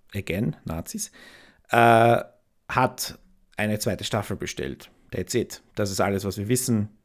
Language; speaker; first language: German; native; German